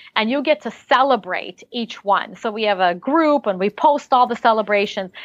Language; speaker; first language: English; early bilingual, other home language; Russian